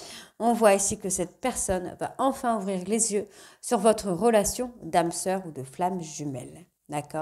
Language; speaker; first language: French; native; French